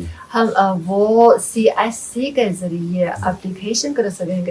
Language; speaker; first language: Hindi; non-native, fluent; Chinese